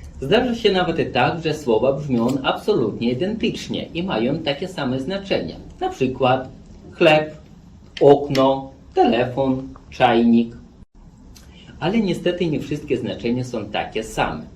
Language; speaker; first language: Polish; non-native, fluent; Belarusian